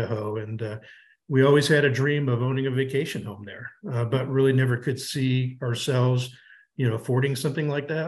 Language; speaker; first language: English; native; English